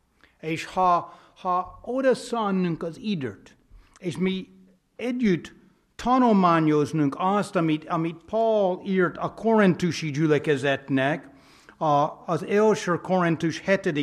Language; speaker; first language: Hungarian; non-native, fluent; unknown